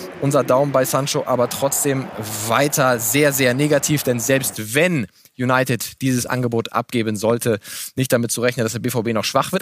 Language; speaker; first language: German; native; German